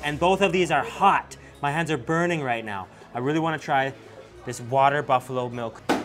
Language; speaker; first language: English; native; English